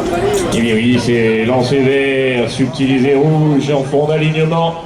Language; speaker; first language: French; native; French